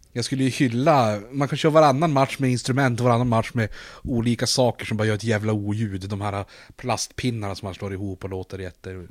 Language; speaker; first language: Swedish; native; Swedish